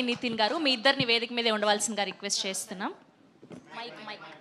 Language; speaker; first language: Telugu; native; Telugu